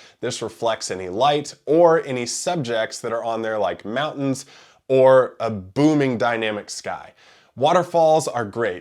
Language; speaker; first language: English; native; English